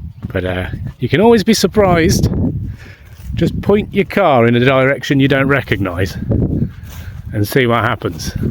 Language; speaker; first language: English; native; English